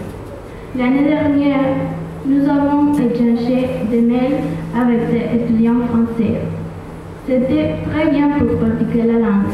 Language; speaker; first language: French; non-native, learner; Spanish